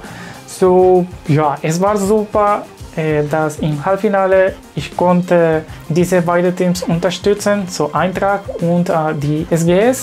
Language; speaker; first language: German; non-native, learner; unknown